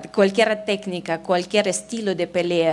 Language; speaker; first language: Spanish; non-native, fluent; Russian